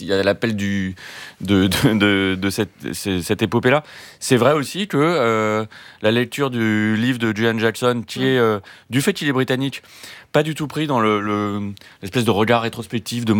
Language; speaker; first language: French; native; French